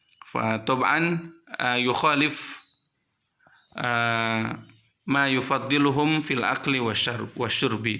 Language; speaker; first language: Arabic; non-native, fluent; Indonesian